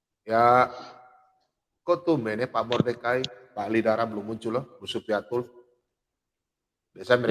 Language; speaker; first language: Indonesian; native; Indonesian